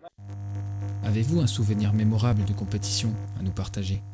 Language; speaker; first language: French; native; French